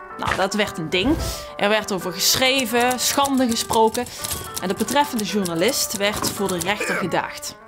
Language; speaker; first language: Dutch; native; Dutch